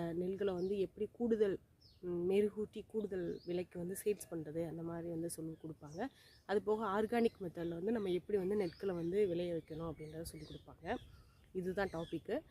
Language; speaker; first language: Tamil; native; Tamil